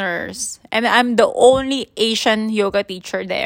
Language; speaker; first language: English; non-native, local second language; Filipino